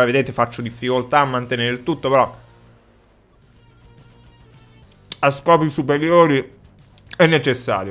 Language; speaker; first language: Italian; native; Italian